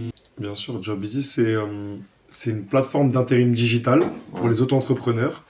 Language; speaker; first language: French; native; French